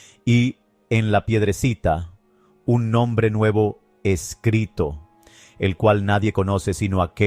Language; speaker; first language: Spanish; native; Spanish